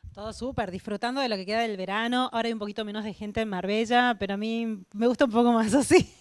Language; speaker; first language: Spanish; native; Spanish